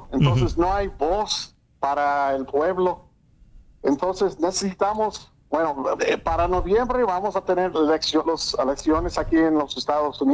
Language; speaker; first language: Spanish; early bilingual, heritage; English